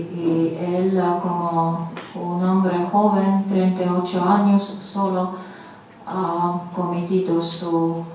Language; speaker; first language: Spanish; non-native, fluent; Latvian